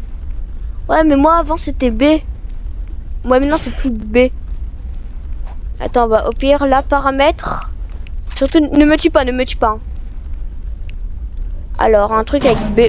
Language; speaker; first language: French; native; French